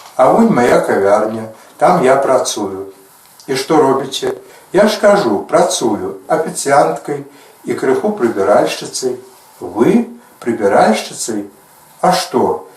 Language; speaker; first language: Belarusian; native; Belarusian